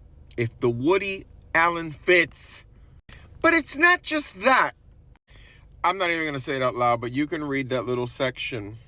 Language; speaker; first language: English; native; English